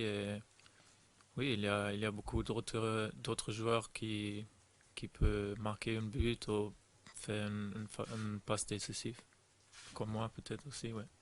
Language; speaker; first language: French; non-native, fluent; German